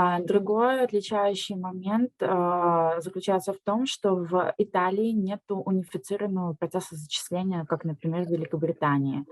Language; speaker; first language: Russian; native; Russian